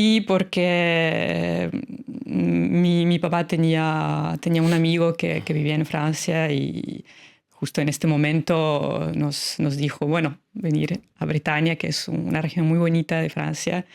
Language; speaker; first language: Spanish; non-native, fluent; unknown